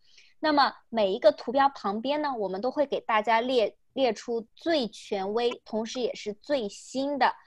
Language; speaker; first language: Chinese; native; Chinese